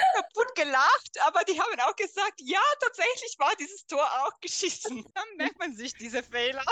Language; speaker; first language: German; non-native, fluent; Italian